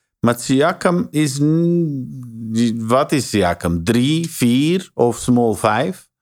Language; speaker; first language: Dutch; non-native, fluent; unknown